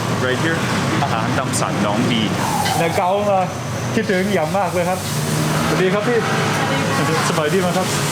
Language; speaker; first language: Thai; non-native, fluent; English